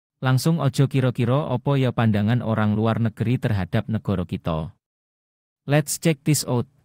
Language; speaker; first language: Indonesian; non-native, local second language; Javanese